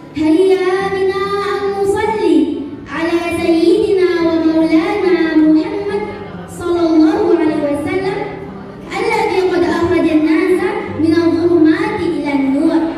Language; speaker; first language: Arabic; non-native, learner; Indonesian